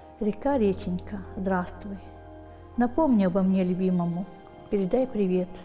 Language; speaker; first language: Russian; non-native, local second language; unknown